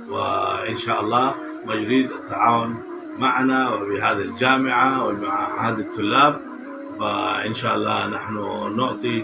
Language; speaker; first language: Arabic; non-native, fluent; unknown